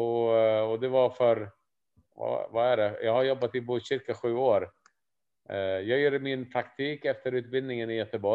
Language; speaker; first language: Swedish; non-native, fluent; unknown